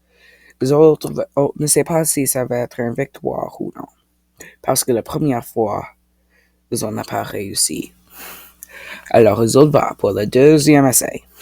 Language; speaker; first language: French; non-native, local second language; English